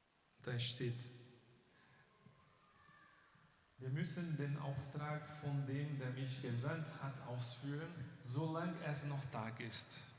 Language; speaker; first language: German; non-native, fluent; Portuguese